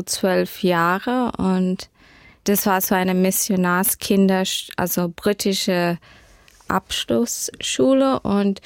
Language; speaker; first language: German; early bilingual, heritage; German